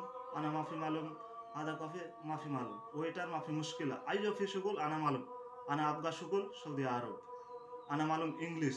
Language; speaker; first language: Arabic; non-native, learner; Bangla